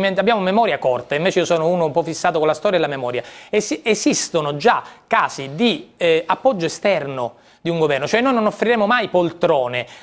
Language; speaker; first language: Italian; native; Italian